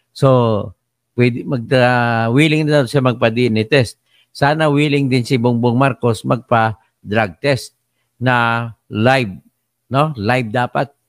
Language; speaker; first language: Filipino; non-native, local second language; Cebuano